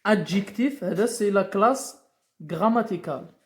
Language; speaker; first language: French; non-native, local second language; Arabic